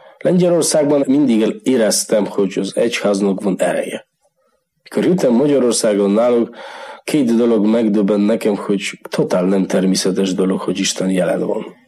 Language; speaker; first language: Hungarian; non-native, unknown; Polish